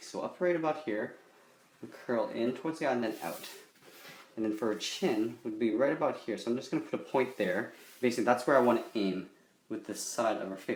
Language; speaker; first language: English; native; English